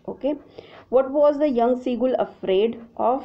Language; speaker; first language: English; non-native, local second language; Hindi